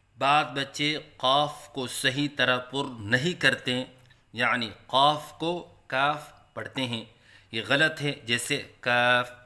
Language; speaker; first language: Urdu; native; Urdu